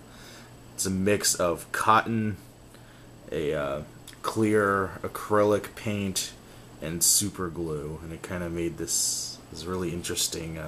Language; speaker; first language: English; native; English